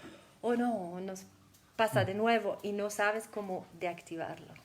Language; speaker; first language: Spanish; non-native, fluent; German